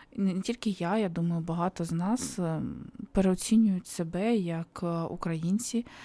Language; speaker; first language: Ukrainian; non-native, local second language; Russian